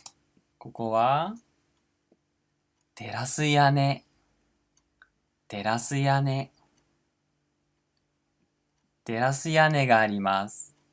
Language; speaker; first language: Japanese; non-native, fluent; Portuguese